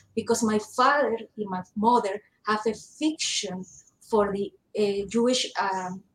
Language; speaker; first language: English; non-native, learner; Spanish